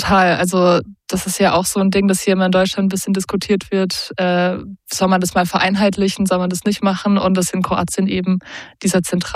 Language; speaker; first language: German; native; German